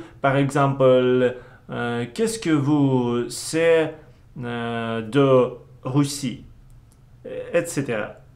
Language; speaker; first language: French; non-native, learner; Russian